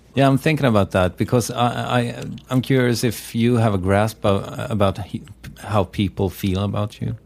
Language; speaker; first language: English; non-native, fluent; Swedish